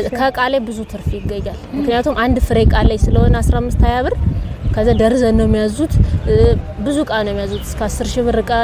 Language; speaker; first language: Amharic; native; Amharic